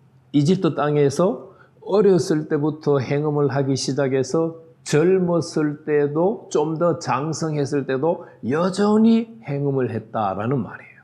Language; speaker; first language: Korean; native; Korean